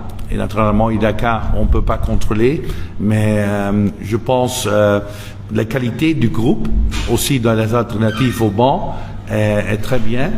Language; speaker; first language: French; non-native, local second language; Dutch